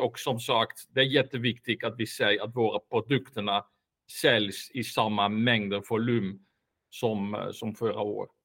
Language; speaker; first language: Swedish; non-native, fluent; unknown